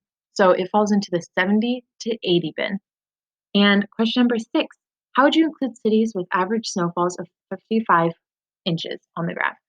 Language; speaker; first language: English; native; English